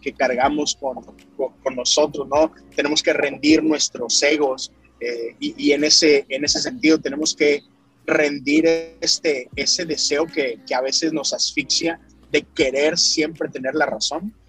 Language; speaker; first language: Spanish; native; Spanish